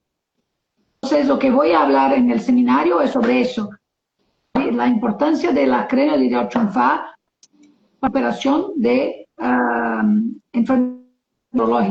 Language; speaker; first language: Spanish; non-native, learner; Portuguese